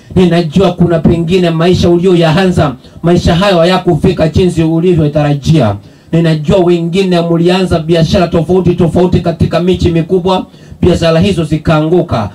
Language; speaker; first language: Swahili; non-native, local second language; Gusii